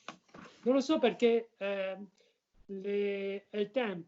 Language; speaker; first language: Italian; non-native, learner; French